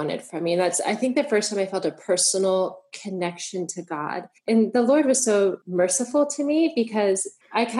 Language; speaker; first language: English; native; English